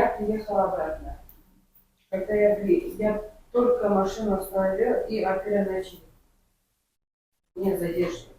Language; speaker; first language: Russian; non-native, local second language; Kyrgyz